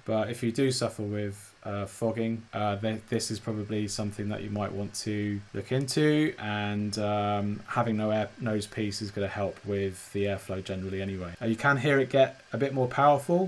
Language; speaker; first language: English; native; English